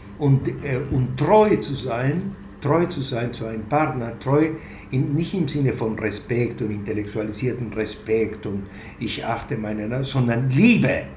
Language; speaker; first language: German; non-native, fluent; Spanish